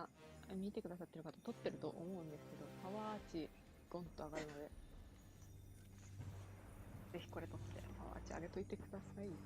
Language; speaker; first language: Japanese; native; Japanese